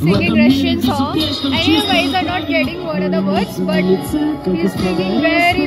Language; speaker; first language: English; non-native, local second language; Hindi